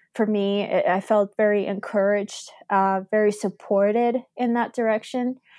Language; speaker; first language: English; early bilingual, other home language; Spanish